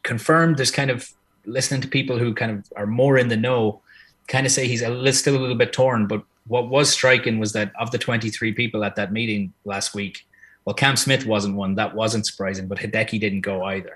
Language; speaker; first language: English; native; English